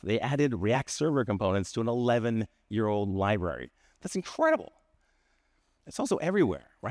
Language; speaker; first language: English; native; English